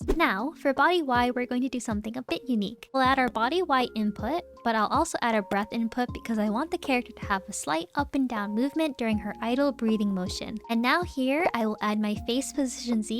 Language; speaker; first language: English; native; English